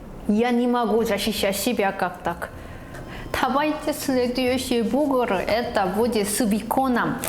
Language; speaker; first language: Russian; non-native, learner; Korean